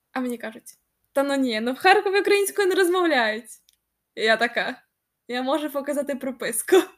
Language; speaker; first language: Ukrainian; non-native, local second language; Russian